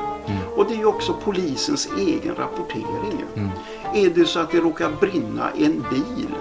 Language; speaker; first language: Swedish; native; Swedish